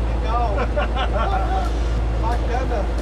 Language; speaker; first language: Portuguese; native; Portuguese